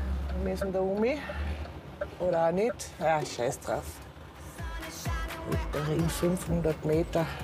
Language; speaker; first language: German; native; German